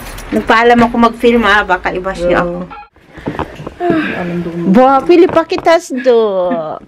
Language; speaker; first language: Filipino; native; Filipino